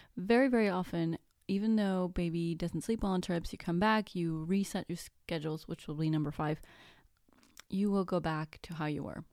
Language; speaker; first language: English; non-native, fluent; Spanish